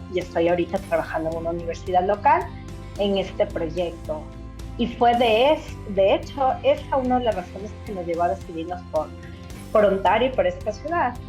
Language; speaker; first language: Spanish; native; Spanish